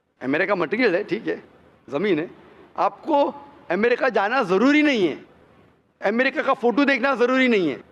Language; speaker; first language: Hindi; non-native, local second language; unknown